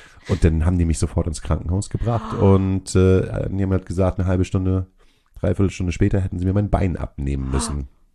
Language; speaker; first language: German; native; German